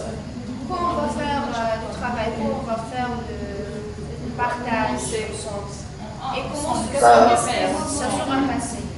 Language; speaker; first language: French; non-native, learner; Arabic